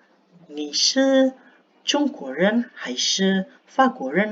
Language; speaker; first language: Chinese; non-native, learner; Indonesian